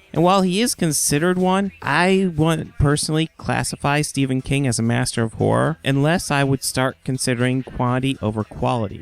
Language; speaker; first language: English; native; English